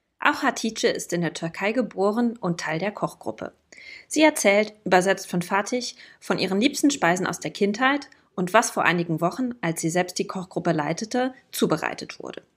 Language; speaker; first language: German; native; German